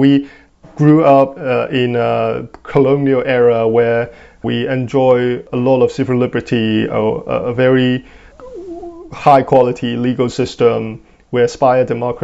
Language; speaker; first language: English; non-native, local second language; Cantonese